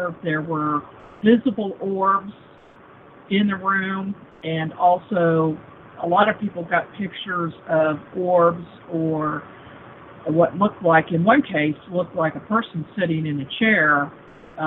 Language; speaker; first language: English; native; English